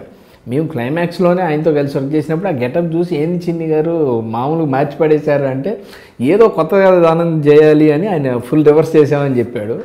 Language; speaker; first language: Telugu; native; Telugu